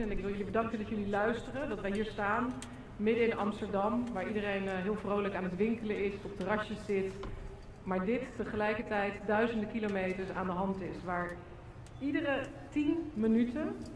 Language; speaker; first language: Dutch; native; Dutch